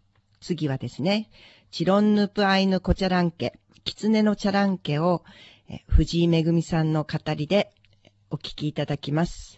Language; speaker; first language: Japanese; native; Japanese